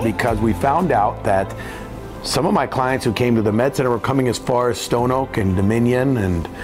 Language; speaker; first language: English; native; English